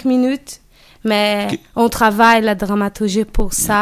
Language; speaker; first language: French; non-native, learner; Portuguese